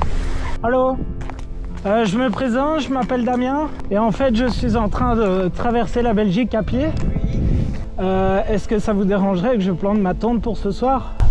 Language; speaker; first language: French; native; French